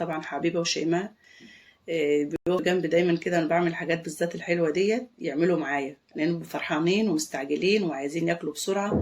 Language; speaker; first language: Arabic; native; Arabic